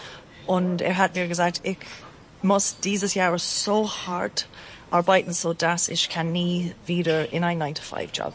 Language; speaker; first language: German; non-native, learner; English